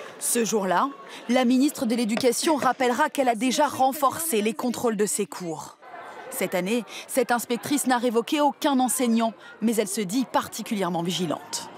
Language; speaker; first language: French; native; French